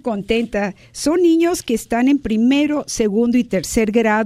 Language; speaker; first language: Spanish; native; Spanish